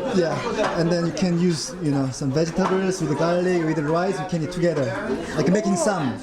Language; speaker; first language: English; non-native, fluent; Korean